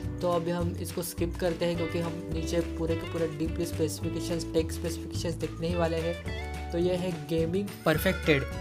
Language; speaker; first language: Hindi; non-native, local second language; Marathi